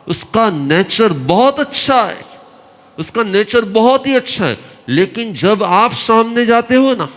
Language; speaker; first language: Hindi; non-native, local second language; Gujarati